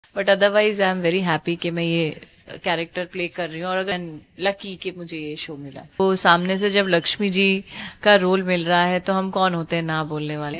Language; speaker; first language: Hindi; non-native, local second language; Bangla